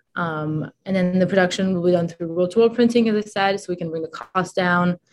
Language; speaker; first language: English; non-native, fluent; Italian